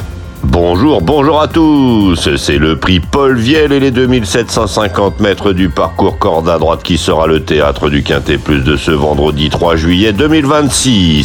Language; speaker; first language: French; native; French